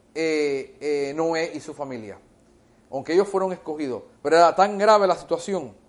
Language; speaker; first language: Spanish; early bilingual, heritage; Spanish